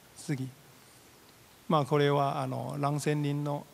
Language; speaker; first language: Japanese; non-native, fluent; Chinese